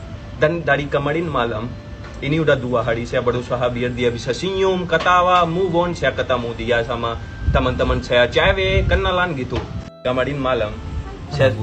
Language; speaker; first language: Indonesian; non-native, fluent; Hindi